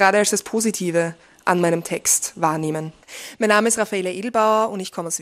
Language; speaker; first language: German; native; German